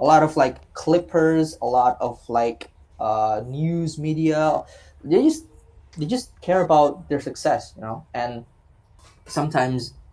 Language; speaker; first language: English; non-native, fluent; Indonesian